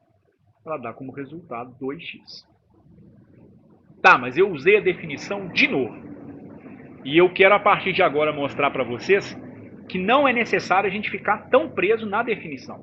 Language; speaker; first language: Portuguese; native; Portuguese